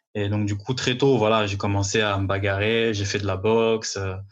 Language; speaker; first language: French; native; French